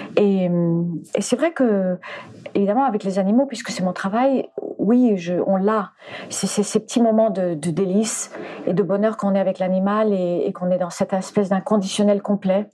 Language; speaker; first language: French; early bilingual, other home language; English